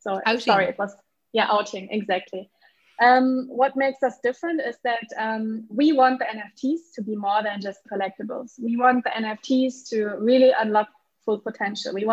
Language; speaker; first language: English; non-native, fluent; German